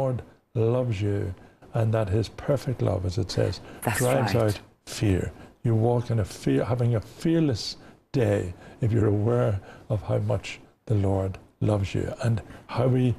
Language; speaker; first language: English; native; English